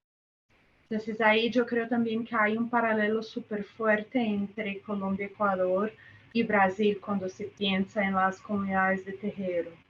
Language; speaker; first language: Spanish; non-native, fluent; Portuguese